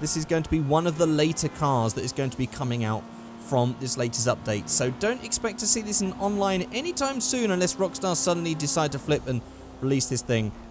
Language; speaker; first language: English; native; English